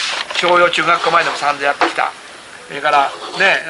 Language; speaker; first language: Japanese; native; Japanese